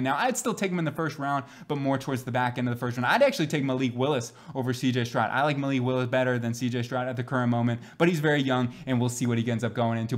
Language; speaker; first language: English; native; English